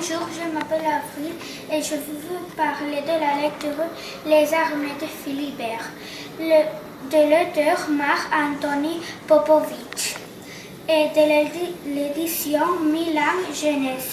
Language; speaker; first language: French; non-native, learner; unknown